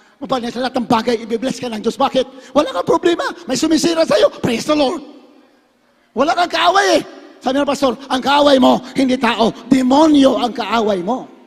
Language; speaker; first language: Filipino; native; Filipino